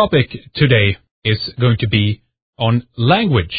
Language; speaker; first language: English; non-native, fluent; Swedish